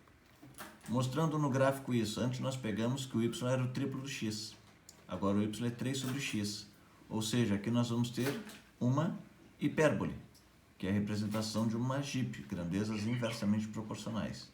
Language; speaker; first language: Portuguese; native; Portuguese